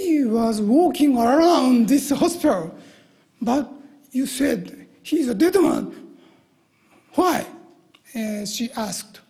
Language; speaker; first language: English; non-native, learner; Japanese